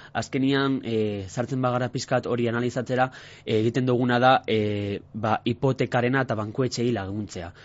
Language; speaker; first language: Basque; non-native, local second language; Spanish